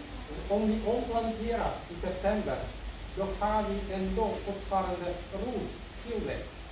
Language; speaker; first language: Swedish; non-native, learner; Russian